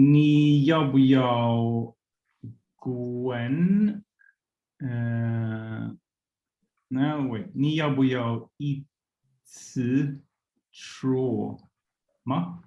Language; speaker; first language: Chinese; non-native, learner; Swedish